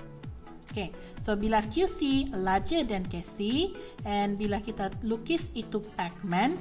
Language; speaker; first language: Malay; native; Malay